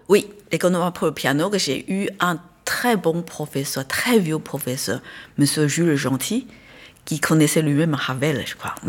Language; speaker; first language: French; non-native, fluent; Chinese